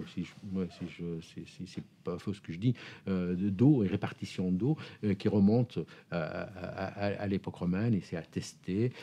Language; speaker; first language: French; non-native, local second language; Arabic